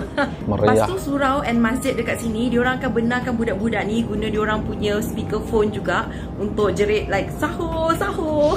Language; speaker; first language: Malay; native; Malay